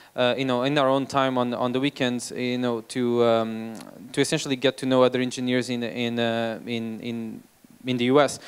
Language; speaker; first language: English; non-native, fluent; Portuguese